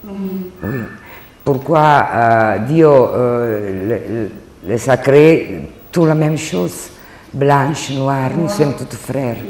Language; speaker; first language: French; non-native, learner; Italian